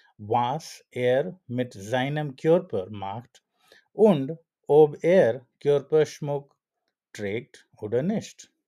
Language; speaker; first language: German; non-native, learner; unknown